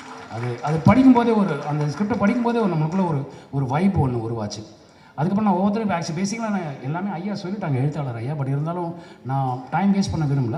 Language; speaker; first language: Tamil; native; Tamil